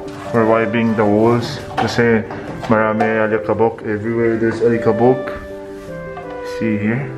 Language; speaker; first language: Filipino; non-native, learner; Arabic